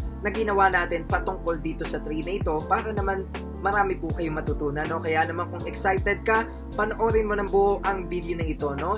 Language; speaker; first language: Filipino; native; Filipino